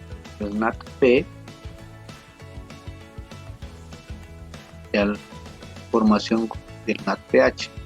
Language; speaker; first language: Spanish; native; Spanish